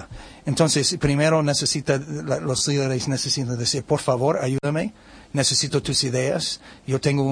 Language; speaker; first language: Spanish; non-native, learner; English